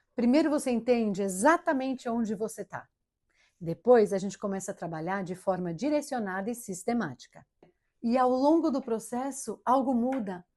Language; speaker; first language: Portuguese; early bilingual, heritage; Portuguese